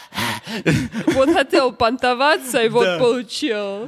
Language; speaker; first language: Russian; non-native, learner; English